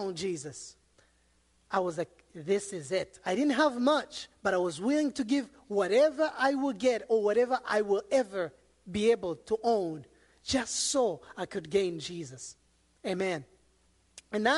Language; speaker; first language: English; non-native, local second language; Kinyarwanda